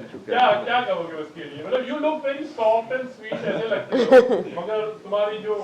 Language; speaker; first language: Hindi; native; Hindi